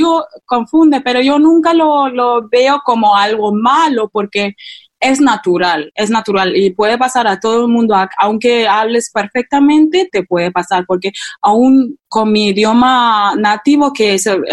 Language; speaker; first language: English; non-native, fluent; German